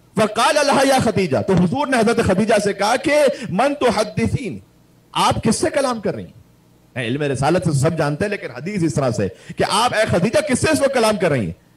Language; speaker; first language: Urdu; native; Urdu